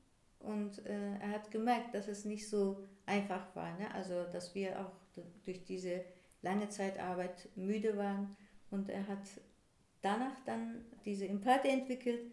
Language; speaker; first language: German; non-native, fluent; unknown